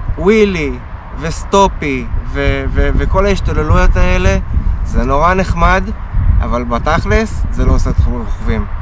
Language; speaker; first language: Hebrew; early bilingual, other home language; Russian